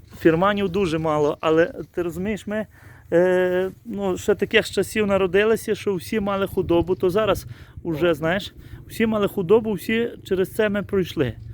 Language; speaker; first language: Ukrainian; native; Ukrainian